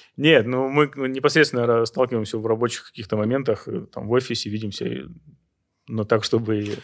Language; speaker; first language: Russian; native; Russian